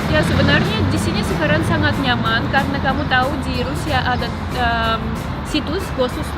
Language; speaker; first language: Indonesian; non-native, learner; Russian